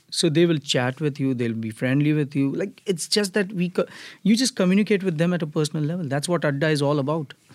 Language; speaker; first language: English; non-native, local second language; Gujarati